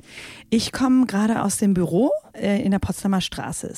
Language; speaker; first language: German; native; German